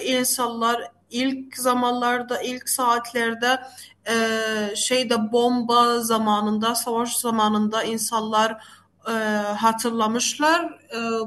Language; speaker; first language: Turkish; non-native, fluent; Arabic